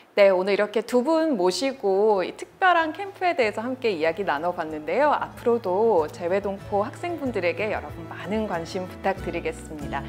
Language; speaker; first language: Korean; native; Korean